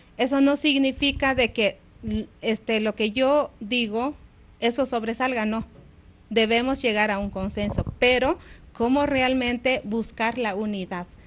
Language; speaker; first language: Spanish; non-native, local second language; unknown